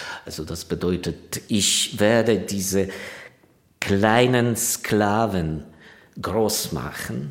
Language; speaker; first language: German; non-native, fluent; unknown